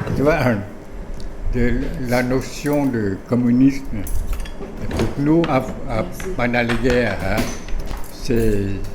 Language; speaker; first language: French; non-native, local second language; Vietnamese